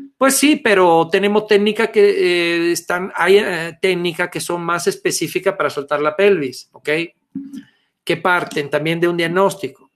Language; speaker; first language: Spanish; non-native, fluent; Italian